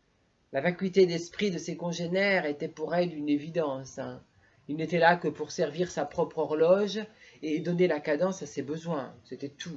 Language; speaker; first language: French; native; French